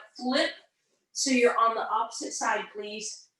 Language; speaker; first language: English; native; English